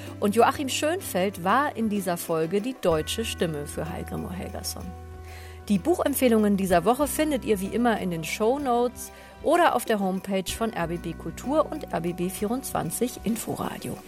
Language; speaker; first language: German; native; German